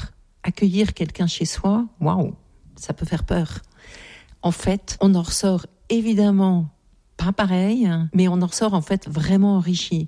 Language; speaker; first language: French; native; French